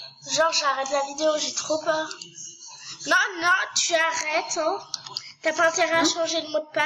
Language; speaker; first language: French; native; French